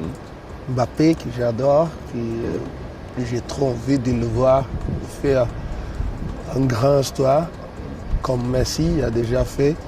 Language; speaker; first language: French; non-native, learner; Portuguese